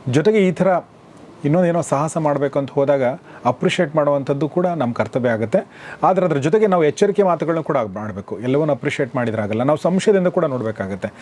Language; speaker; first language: Kannada; native; Kannada